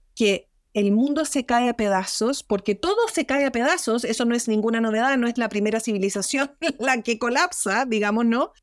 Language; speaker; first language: Spanish; native; Spanish